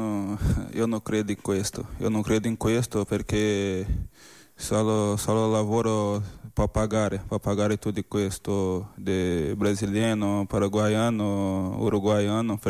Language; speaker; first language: Spanish; non-native, learner; Portuguese